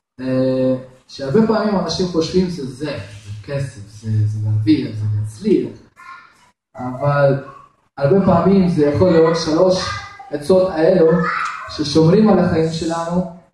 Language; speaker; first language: Hebrew; non-native, fluent; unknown